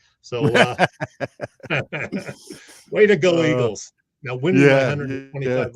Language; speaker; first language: English; native; English